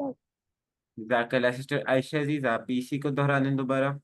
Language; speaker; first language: Urdu; native; Urdu